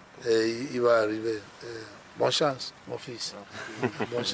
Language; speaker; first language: French; non-native, learner; English